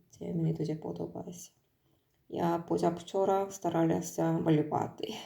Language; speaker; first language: Ukrainian; non-native, learner; Korean